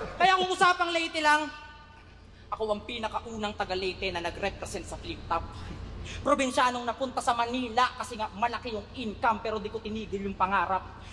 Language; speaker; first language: Filipino; native; Filipino